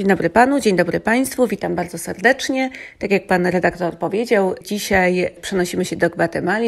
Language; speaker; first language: Polish; native; Polish